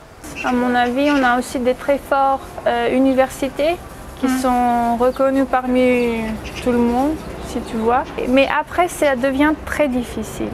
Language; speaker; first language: French; early bilingual, heritage; French